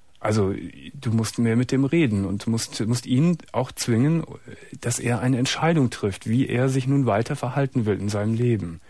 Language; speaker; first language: German; native; German